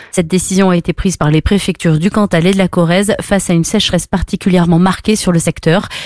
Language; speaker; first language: French; native; French